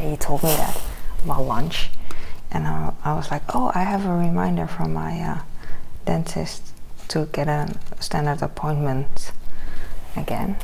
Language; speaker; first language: English; non-native, fluent; Dutch